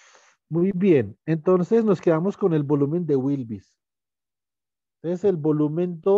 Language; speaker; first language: Spanish; native; Spanish